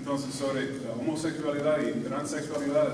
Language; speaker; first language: Spanish; non-native, fluent; English